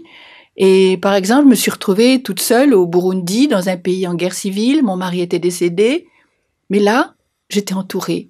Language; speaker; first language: French; native; French